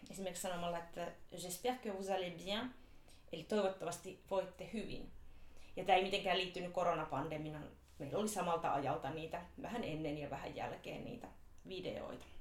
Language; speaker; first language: Finnish; native; Finnish